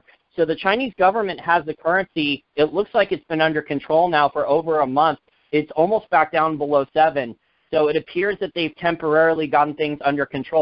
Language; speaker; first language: English; native; English